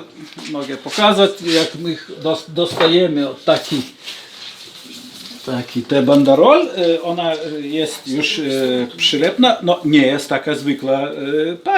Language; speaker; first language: Polish; non-native, learner; Lithuanian